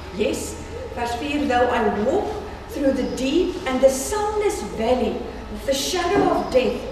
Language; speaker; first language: English; non-native, local second language; Afrikaans